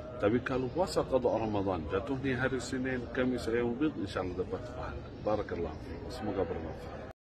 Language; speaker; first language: Malay; non-native, fluent; Arabic